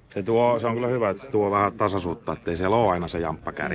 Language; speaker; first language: Finnish; native; Finnish